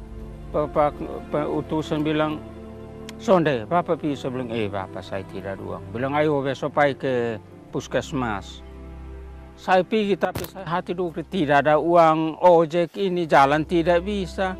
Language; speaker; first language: Indonesian; non-native, local second language; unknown